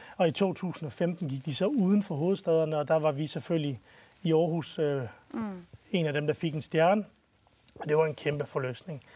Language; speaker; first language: Danish; early bilingual, other home language; Arabic